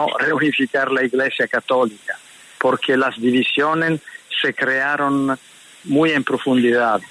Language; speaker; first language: Spanish; non-native, fluent; Italian